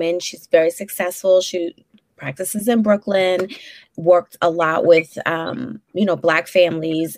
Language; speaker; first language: English; native; English